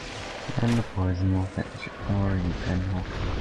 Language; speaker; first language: English; native; English